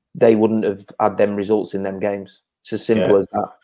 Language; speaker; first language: English; native; English